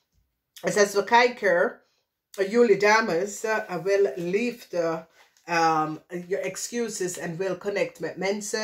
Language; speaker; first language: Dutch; non-native, fluent; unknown